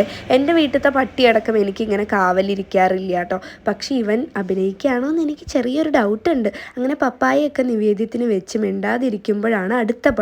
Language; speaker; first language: Malayalam; native; Malayalam